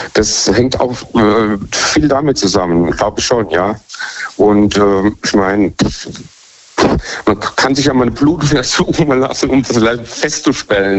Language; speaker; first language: German; native; German